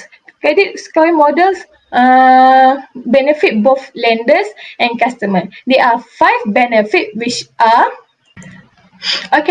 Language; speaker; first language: English; non-native, local second language; Malay